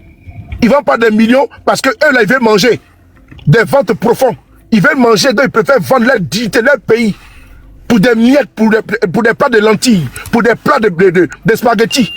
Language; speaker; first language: French; native; French